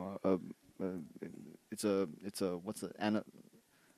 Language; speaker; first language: English; non-native, local second language; Chinese